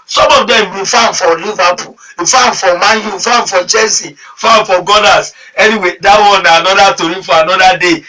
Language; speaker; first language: Nigerian Pidgin; native; Nigerian Pidgin